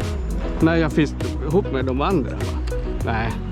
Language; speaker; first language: Swedish; non-native, fluent; Vietnamese